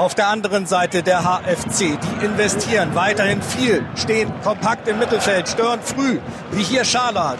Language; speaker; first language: German; native; German